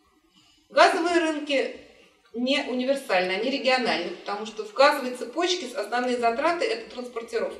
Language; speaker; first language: Russian; native; Russian